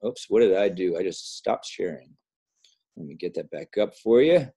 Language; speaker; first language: English; native; English